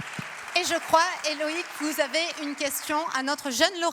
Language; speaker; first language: French; native; French